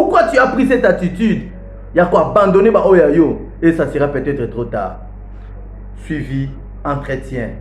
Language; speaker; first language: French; non-native, local second language; Lingala